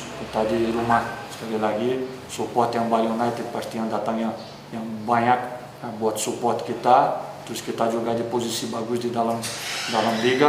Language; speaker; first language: Indonesian; non-native, fluent; Portuguese